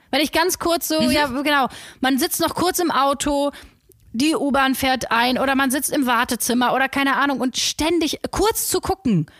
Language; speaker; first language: German; native; German